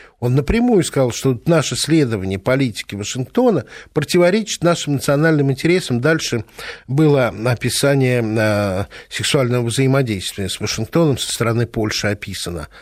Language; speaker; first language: Russian; native; Russian